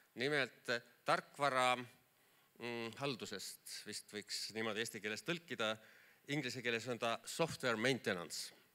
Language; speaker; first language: Estonian; native; Estonian